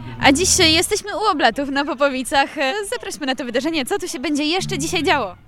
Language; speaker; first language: Polish; native; Polish